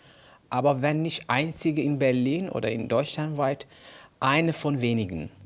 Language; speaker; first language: German; non-native, fluent; Kurdish